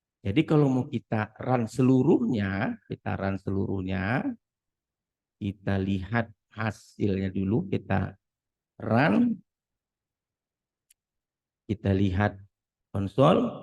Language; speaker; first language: Indonesian; native; Indonesian